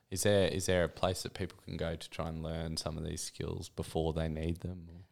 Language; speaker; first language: English; native; English